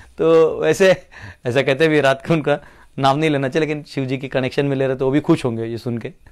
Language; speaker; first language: Hindi; non-native, local second language; Marathi